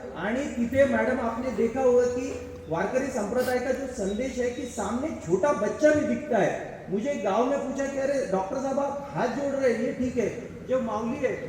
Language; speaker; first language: Hindi; non-native, local second language; Marathi